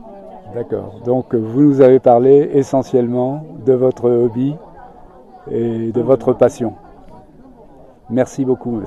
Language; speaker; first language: French; native; French